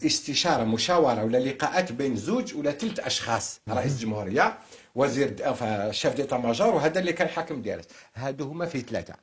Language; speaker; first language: Arabic; native; Arabic